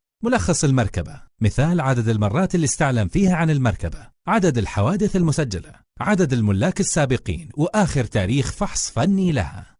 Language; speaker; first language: Arabic; native; Arabic